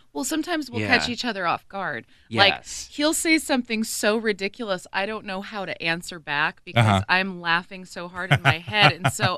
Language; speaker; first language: English; native; English